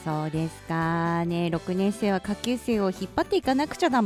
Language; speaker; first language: Japanese; native; Japanese